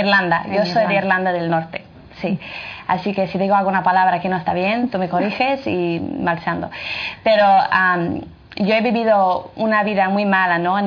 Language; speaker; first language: Spanish; non-native, fluent; French